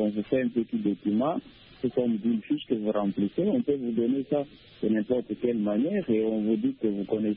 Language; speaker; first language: French; non-native, local second language; Luba-Lulua